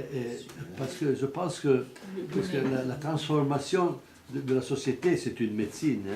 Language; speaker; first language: French; non-native, fluent; Italian